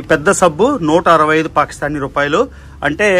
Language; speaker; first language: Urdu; non-native, local second language; Telugu